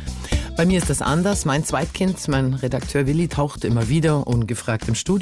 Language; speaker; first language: German; native; German